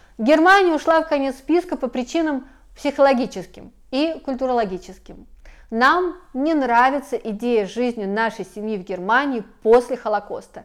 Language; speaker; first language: Russian; native; Russian